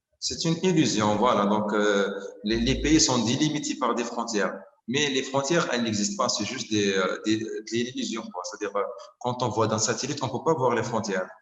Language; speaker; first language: French; non-native, local second language; Arabic